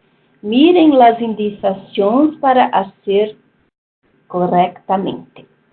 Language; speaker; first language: Spanish; non-native, fluent; Portuguese